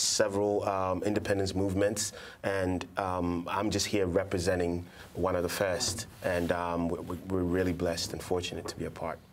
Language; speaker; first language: English; non-native, local second language; Akan